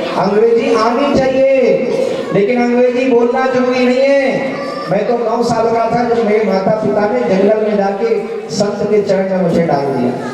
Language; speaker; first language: Hindi; non-native, local second language; Chhattisgarhi